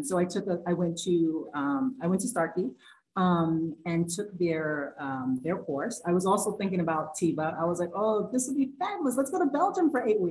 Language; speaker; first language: English; native; English